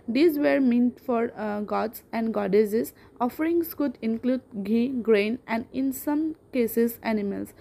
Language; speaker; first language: English; non-native, local second language; Assamese